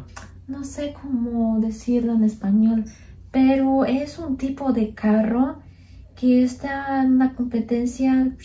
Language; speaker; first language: Spanish; non-native, fluent; Polish